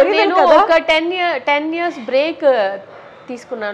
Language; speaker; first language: Telugu; non-native, learner; Tamil